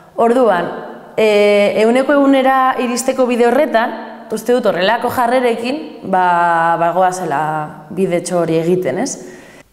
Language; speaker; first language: Basque; non-native, local second language; Spanish